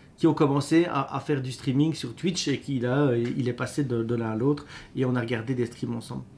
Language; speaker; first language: French; native; French